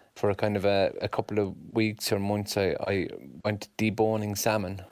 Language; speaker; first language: English; native; English